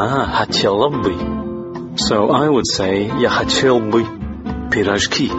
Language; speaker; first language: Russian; non-native, learner; English